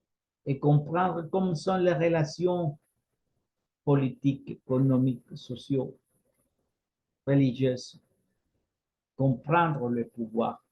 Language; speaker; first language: French; non-native, fluent; Spanish